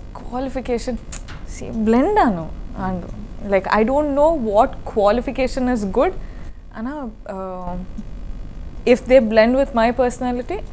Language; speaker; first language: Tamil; non-native, learner; Kannada